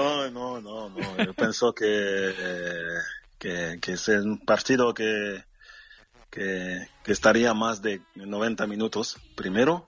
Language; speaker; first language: Spanish; non-native, fluent; French